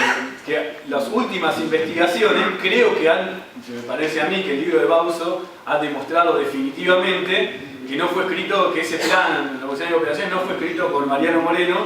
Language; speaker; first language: Spanish; native; Spanish